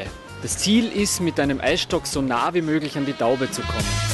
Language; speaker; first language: German; native; German